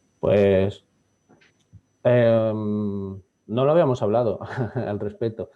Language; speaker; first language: Spanish; native; Spanish